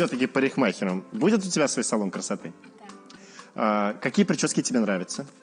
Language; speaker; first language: Russian; native; Russian